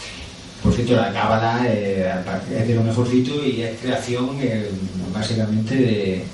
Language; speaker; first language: Spanish; native; Spanish